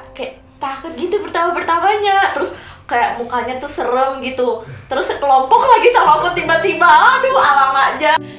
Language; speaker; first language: Indonesian; native; Indonesian